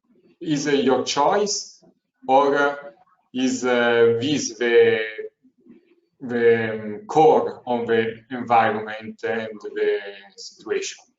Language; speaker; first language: English; non-native, learner; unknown